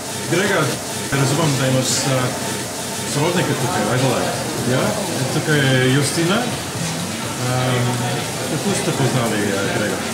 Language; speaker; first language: Slovenian; early bilingual, heritage; Slovenian